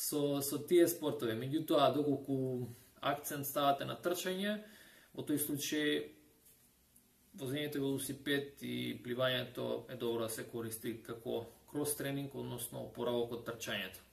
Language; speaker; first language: Macedonian; native; Macedonian